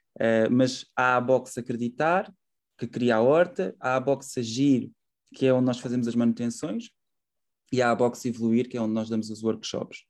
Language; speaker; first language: Portuguese; native; Portuguese